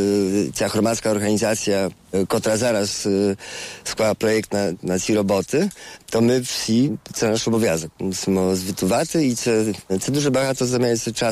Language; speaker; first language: Ukrainian; non-native, fluent; Polish